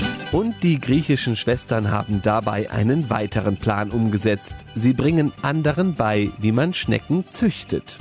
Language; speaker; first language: German; native; German